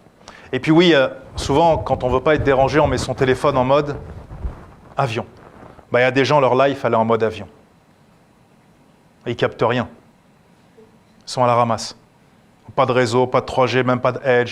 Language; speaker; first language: French; native; French